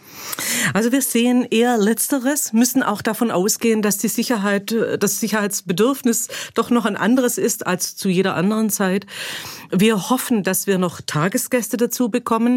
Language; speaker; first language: German; native; German